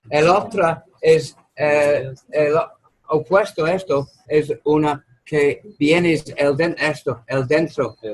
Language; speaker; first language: Spanish; non-native, learner; English